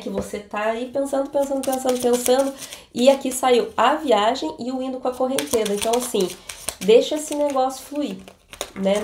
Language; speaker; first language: Portuguese; native; Portuguese